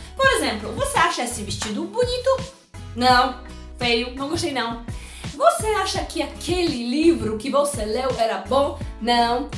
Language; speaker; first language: Portuguese; non-native, fluent; Polish